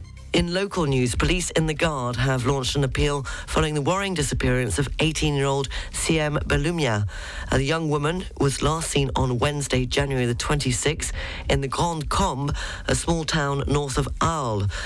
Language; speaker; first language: English; native; English